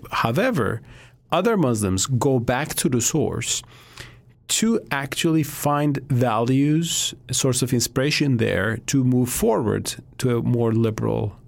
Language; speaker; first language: English; non-native, fluent; Turkish